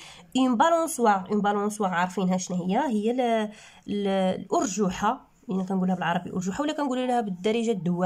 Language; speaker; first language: Arabic; native; Arabic